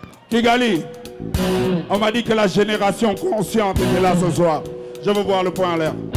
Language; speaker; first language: French; non-native, local second language; Wolof